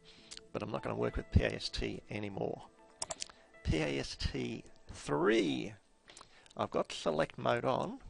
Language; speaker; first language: English; native; English